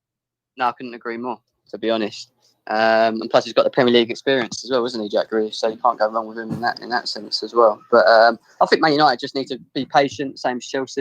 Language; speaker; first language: English; native; English